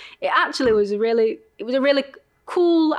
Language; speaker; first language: English; native; English